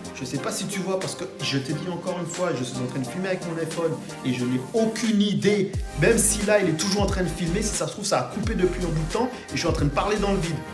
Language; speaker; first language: French; non-native, fluent; English